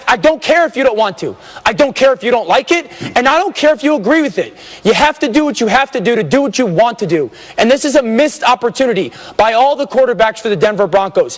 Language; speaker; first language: English; native; English